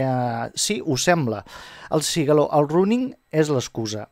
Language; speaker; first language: Catalan; native; Catalan